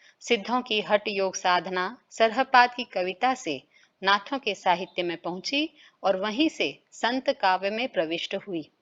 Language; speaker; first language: Hindi; native; Hindi